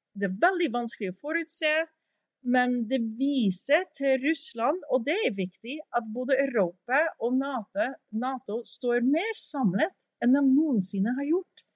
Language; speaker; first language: Norwegian; early bilingual, heritage; English